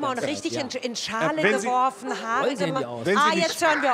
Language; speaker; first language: German; native; German